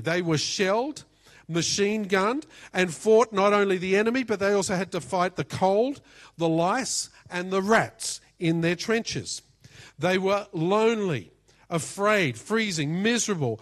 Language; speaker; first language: English; native; English